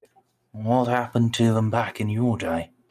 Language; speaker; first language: English; native; English